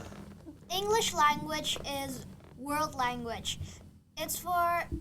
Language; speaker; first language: English; non-native, fluent; Indonesian